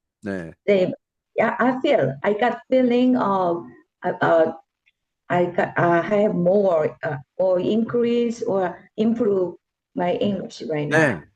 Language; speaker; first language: English; non-native, learner; Korean